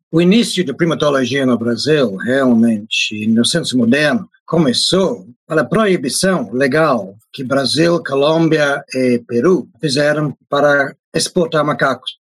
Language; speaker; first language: Portuguese; non-native, fluent; English